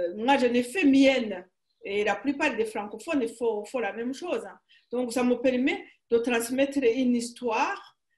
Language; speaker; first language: French; non-native, local second language; Kinyarwanda